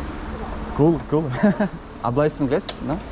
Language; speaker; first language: Spanish; non-native, learner; Russian